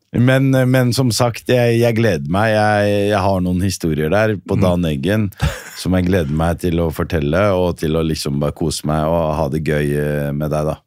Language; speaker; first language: Norwegian; early bilingual, other home language; Riffian